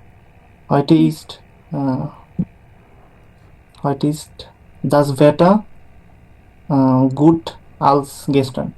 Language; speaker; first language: German; non-native, learner; Bangla